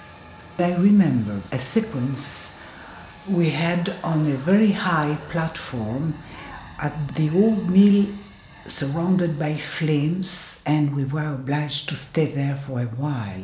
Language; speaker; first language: English; non-native, learner; French